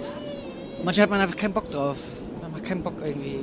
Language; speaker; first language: German; native; German